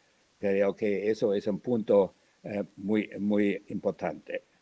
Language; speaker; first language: Spanish; non-native, fluent; German